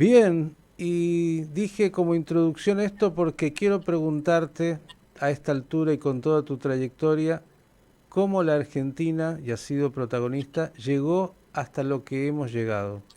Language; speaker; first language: Spanish; native; Spanish